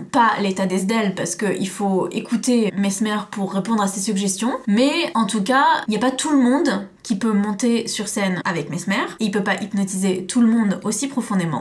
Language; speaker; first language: French; native; French